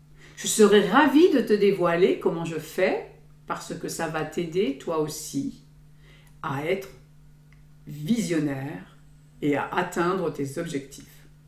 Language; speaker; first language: French; native; French